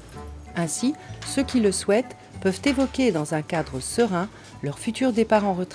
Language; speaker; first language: French; native; French